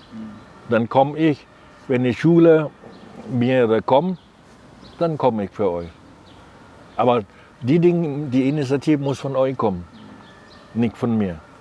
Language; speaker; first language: German; non-native, learner; Thai